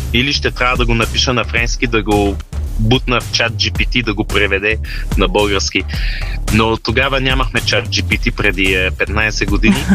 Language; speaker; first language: Bulgarian; early bilingual, heritage; Bulgarian